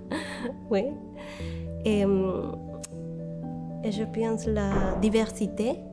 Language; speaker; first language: French; non-native, learner; Spanish